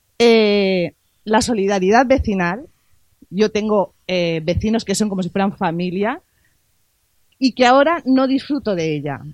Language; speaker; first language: Spanish; native; Spanish